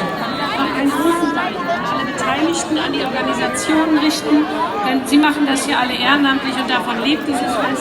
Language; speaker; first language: German; native; German